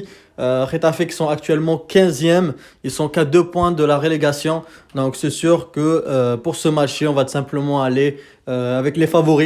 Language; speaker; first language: French; native; French